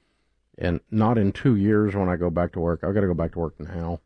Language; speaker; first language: English; native; English